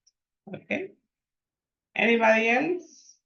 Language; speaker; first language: English; non-native, fluent; Spanish